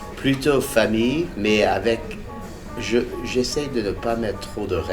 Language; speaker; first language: French; early bilingual, heritage; English